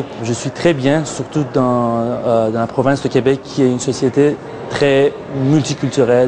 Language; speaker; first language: French; non-native, fluent; Persian